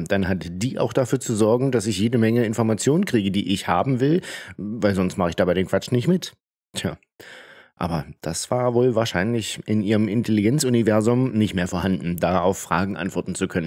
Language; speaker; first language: German; native; German